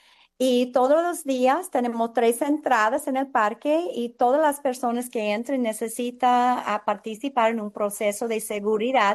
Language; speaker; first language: Spanish; non-native, fluent; English